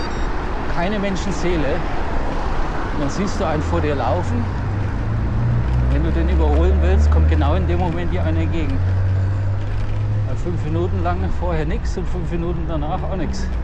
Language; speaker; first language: German; native; German